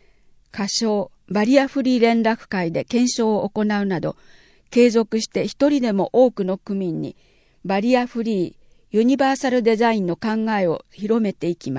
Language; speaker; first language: Japanese; native; Japanese